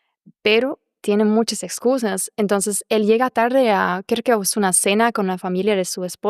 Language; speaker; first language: Spanish; non-native, fluent; German